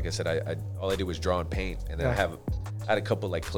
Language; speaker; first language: English; native; English